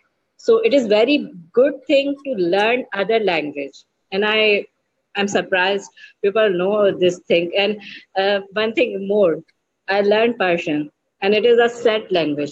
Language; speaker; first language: English; non-native, learner; Urdu